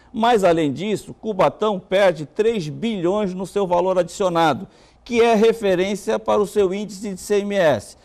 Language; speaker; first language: Portuguese; native; Portuguese